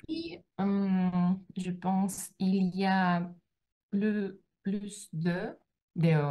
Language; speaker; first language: French; non-native, learner; Russian